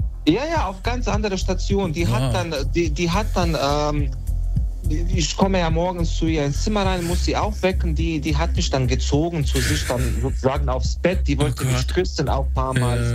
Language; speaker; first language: German; native; German